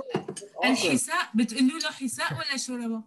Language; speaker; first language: Arabic; native; Arabic